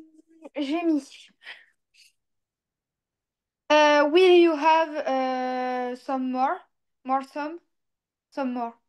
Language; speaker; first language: English; non-native, learner; French